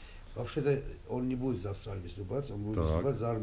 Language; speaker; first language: Russian; non-native, local second language; Armenian